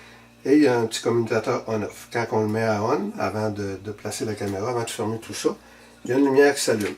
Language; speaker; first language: French; native; French